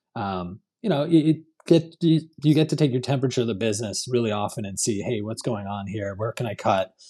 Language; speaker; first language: English; non-native, local second language; Cantonese